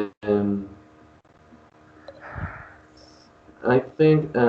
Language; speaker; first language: English; non-native, learner; Spanish